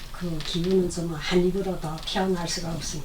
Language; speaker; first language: Korean; native; Korean